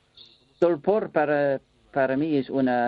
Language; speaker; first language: Spanish; non-native, learner; English